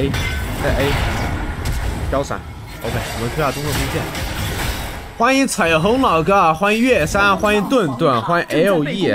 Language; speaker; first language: Chinese; native; Chinese